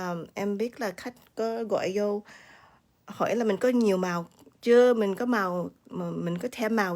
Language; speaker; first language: Vietnamese; early bilingual, heritage; Vietnamese